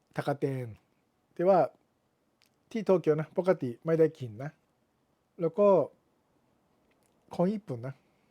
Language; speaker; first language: Thai; non-native, learner; Japanese